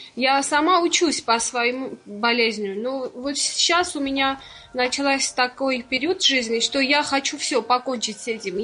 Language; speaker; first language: Russian; non-native, fluent; Armenian